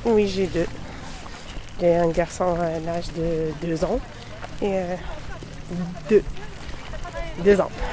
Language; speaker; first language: French; non-native, learner; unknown